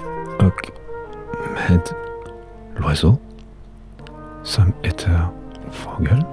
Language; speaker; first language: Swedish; non-native, learner; French